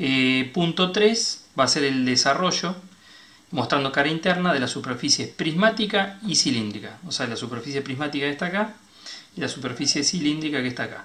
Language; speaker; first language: Spanish; native; Spanish